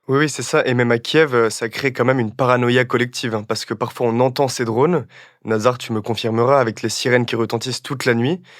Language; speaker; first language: French; native; French